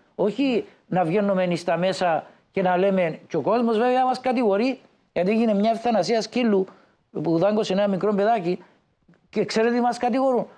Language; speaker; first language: Greek; native; Greek